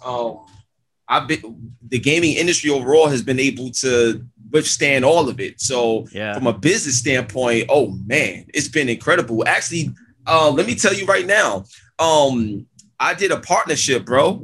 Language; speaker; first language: English; native; English